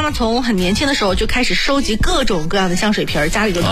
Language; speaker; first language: Chinese; native; Chinese